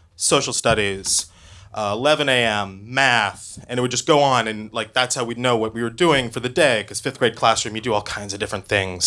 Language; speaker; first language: English; native; English